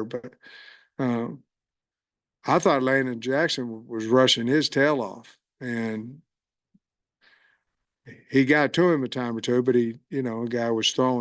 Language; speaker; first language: English; native; English